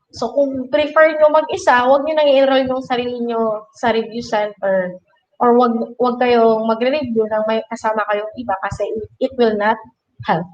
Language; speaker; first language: Filipino; non-native, local second language; Bikol